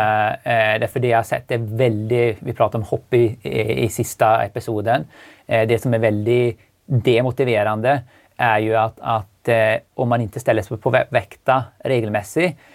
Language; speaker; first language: Swedish; native; Swedish